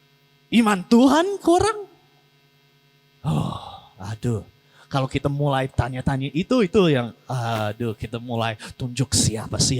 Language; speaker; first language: Indonesian; non-native, learner; English